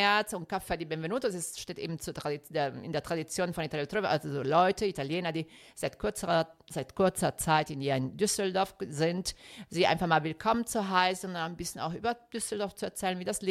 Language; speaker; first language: German; non-native, fluent; Italian